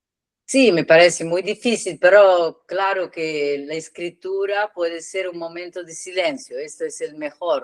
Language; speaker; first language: Spanish; non-native, learner; Italian